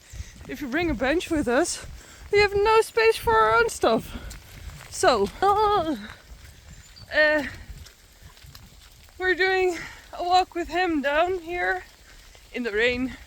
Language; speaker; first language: English; non-native, fluent; Dutch